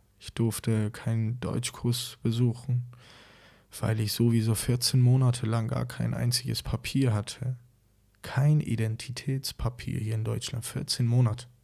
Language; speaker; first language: German; non-native, fluent; Persian